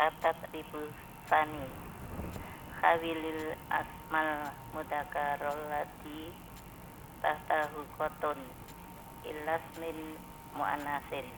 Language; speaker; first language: Arabic; non-native, learner; Indonesian